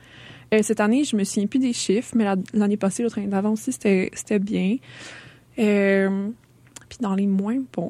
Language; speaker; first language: French; native; French